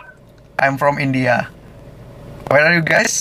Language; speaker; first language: English; non-native, learner; Indonesian